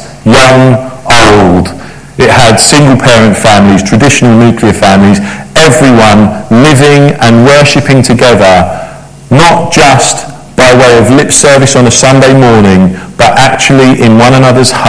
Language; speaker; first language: English; native; English